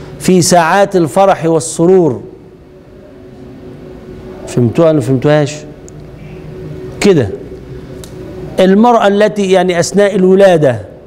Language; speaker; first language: Arabic; native; Arabic